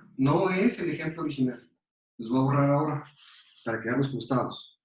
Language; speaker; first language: Spanish; native; Spanish